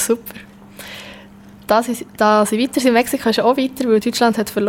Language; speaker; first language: German; early bilingual, other home language; Spanish